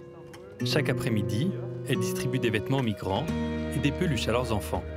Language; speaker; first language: French; native; French